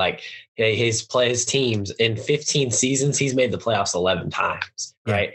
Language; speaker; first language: English; native; English